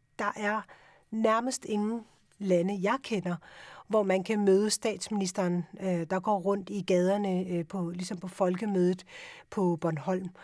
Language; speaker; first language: Danish; early bilingual, other home language; Urdu